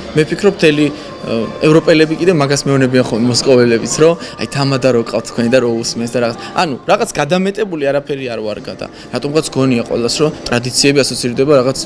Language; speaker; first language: Georgian; native; Georgian